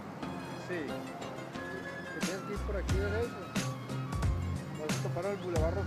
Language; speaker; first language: Spanish; native; Spanish